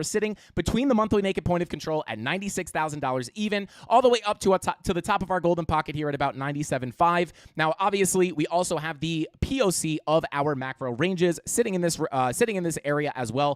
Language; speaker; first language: English; native; English